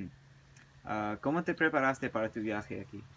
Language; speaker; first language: Spanish; early bilingual, heritage; English